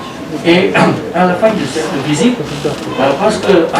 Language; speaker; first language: French; non-native, learner; Vietnamese